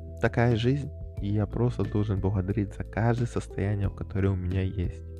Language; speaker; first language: Russian; native; Russian